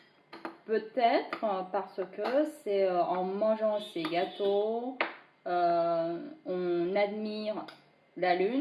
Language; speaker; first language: French; non-native, fluent; Chinese